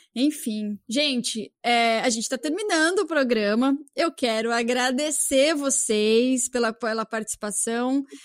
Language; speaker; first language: Portuguese; native; Portuguese